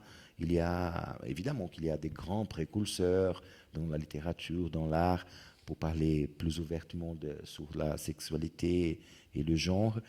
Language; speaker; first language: French; non-native, fluent; Portuguese